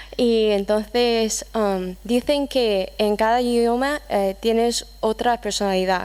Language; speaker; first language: Spanish; non-native, fluent; English